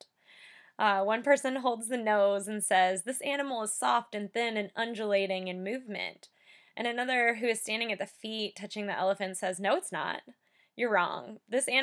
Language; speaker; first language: English; native; English